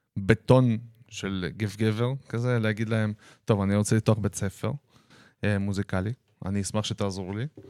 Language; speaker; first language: Hebrew; native; Hebrew